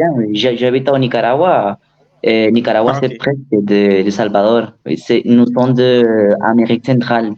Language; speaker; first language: French; non-native, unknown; Spanish